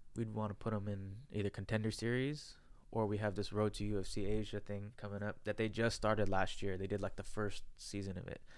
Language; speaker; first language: English; early bilingual, other home language; Filipino